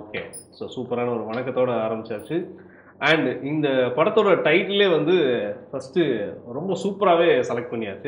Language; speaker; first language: Tamil; native; Tamil